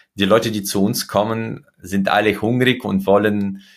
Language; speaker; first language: German; early bilingual, other home language; Russian